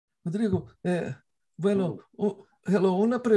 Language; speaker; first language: Spanish; non-native, fluent; Portuguese